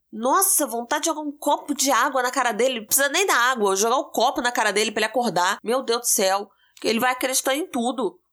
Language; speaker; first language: Portuguese; native; Portuguese